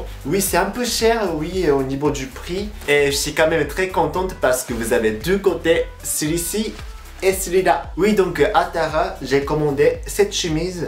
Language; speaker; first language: French; non-native, fluent; Japanese